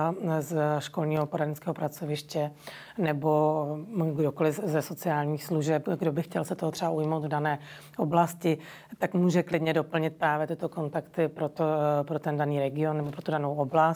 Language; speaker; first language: Czech; native; Czech